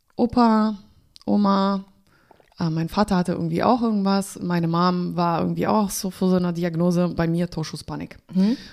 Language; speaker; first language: German; early bilingual, other home language; Polish